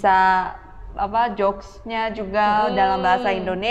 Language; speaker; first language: Indonesian; early bilingual, other home language; Korean